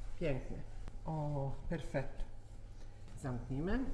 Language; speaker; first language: Polish; non-native, learner; Italian